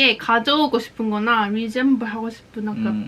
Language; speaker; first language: Korean; native; Korean